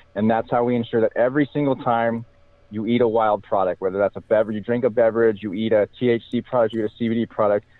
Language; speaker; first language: English; native; English